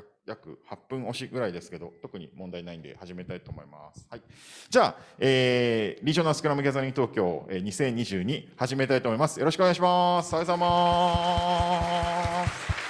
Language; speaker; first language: Japanese; native; Japanese